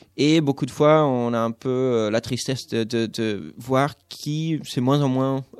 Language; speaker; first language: French; non-native, fluent; English